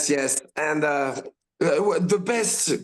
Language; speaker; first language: English; non-native, learner; French